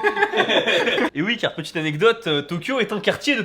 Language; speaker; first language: French; native; French